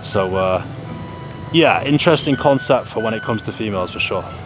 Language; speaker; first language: English; native; English